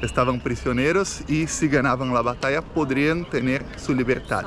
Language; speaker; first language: Spanish; non-native, fluent; Portuguese